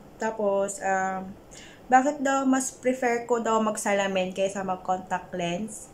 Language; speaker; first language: Filipino; non-native, local second language; Iloko